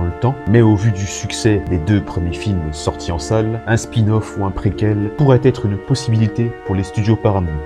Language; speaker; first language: French; native; French